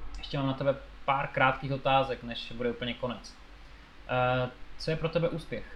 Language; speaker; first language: Czech; native; Czech